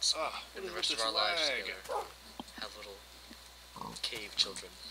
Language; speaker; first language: English; native; English